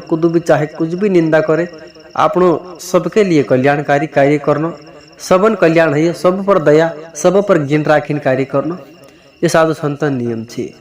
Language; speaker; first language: Hindi; non-native, local second language; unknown